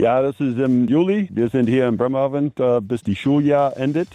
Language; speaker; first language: German; non-native, fluent; English